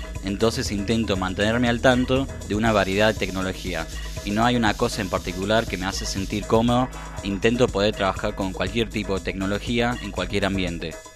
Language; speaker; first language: Spanish; native; Spanish